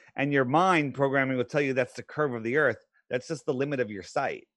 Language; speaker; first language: English; native; English